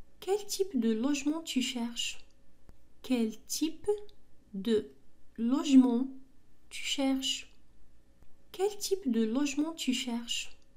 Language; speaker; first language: French; non-native, local second language; Arabic